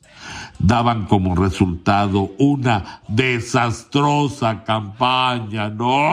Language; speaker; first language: Spanish; early bilingual, heritage; Spanish